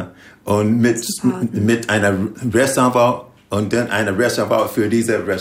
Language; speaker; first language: German; non-native, learner; English